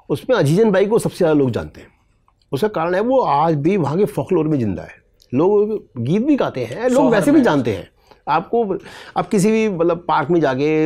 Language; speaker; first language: Hindi; native; Hindi